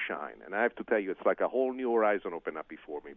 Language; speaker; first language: English; non-native, fluent; Italian